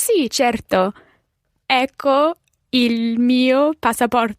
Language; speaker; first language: Italian; non-native, learner; English